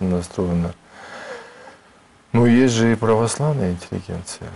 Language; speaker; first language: Russian; native; Russian